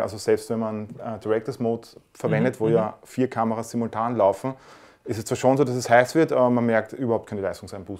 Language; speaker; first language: German; native; German